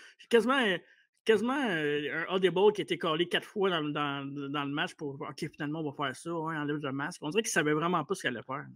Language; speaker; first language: French; native; French